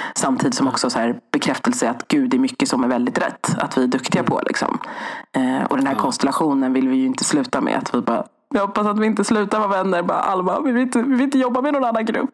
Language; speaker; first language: Swedish; early bilingual, other home language; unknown